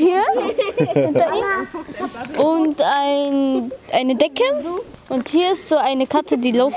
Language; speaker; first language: German; early bilingual, other home language; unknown